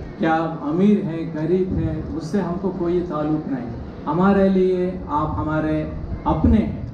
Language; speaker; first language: Hindi; non-native, local second language; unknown